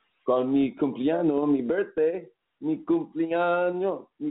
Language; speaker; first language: Spanish; non-native, learner; English